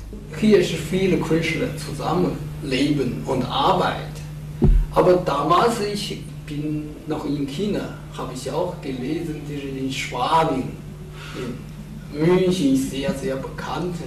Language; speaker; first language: German; non-native, learner; Chinese